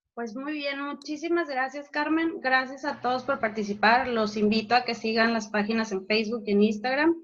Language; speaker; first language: Spanish; native; Spanish